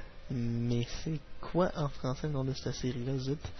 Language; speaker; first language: French; native; French